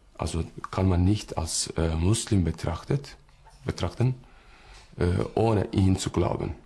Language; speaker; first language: German; non-native, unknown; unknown